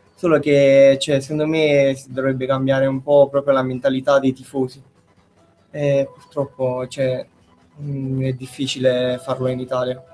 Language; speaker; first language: Italian; native; Italian